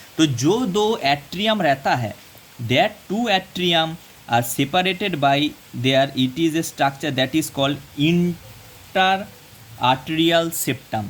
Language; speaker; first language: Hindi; non-native, local second language; Bangla